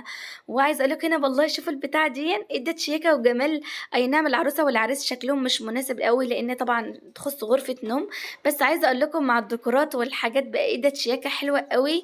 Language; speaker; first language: Arabic; native; Arabic